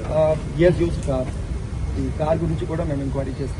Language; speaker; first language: Telugu; non-native, local second language; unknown